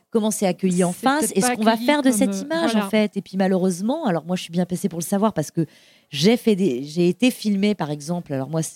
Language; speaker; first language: French; native; French